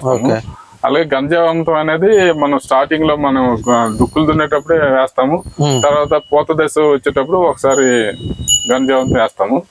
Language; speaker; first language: Telugu; native; Telugu